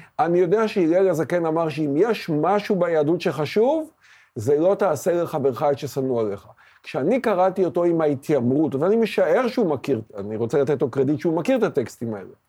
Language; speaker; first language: Hebrew; native; Hebrew